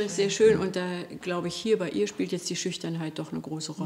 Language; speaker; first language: German; native; German